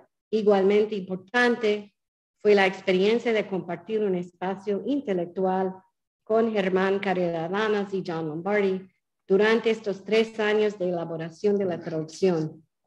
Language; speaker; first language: Spanish; non-native, fluent; English